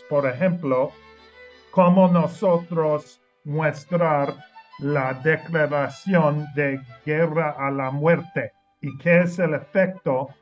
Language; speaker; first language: Spanish; non-native, learner; English